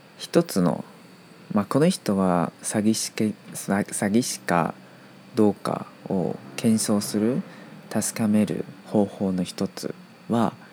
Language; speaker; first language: Japanese; non-native, fluent; Chinese